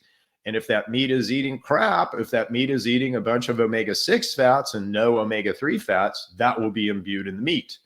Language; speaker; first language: English; native; English